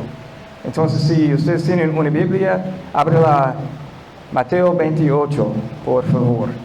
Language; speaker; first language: Spanish; non-native, fluent; English